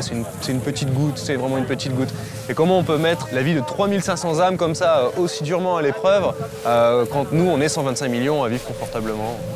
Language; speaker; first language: French; native; French